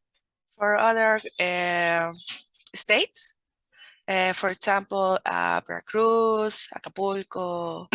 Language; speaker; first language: English; non-native, learner; Spanish